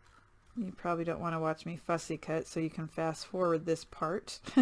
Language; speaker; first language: English; native; English